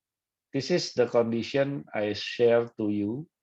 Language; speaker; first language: English; non-native, fluent; Indonesian